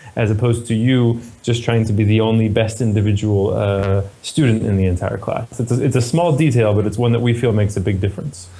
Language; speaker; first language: English; native; English